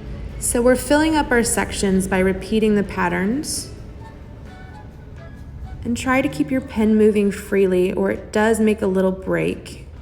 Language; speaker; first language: English; native; English